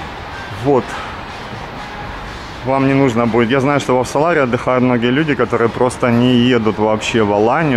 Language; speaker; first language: Russian; native; Russian